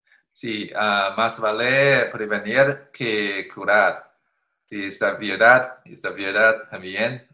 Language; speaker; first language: Spanish; non-native, learner; Chinese